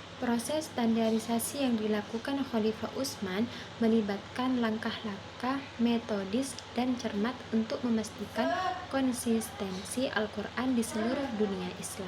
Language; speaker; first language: Indonesian; non-native, local second language; Madurese